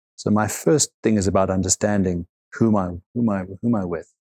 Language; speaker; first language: English; native; English